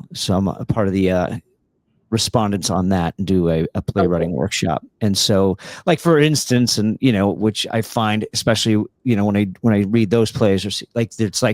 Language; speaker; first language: English; native; English